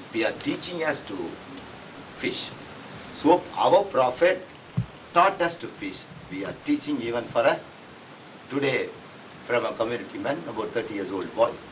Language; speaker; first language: English; non-native, local second language; Tamil